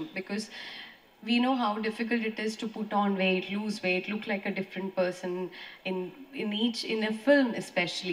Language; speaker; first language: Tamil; non-native, learner; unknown